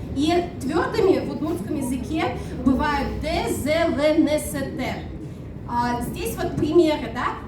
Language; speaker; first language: Russian; non-native, local second language; Udmurt